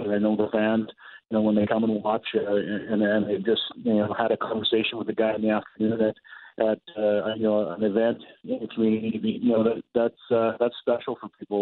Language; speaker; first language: English; native; English